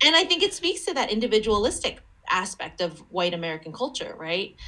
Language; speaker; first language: English; early bilingual, other home language; Chinese